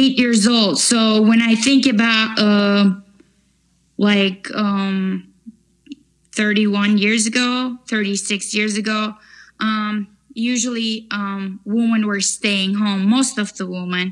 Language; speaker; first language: English; non-native, fluent; Turkish